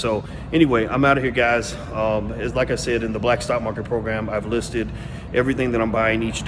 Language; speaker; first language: English; native; English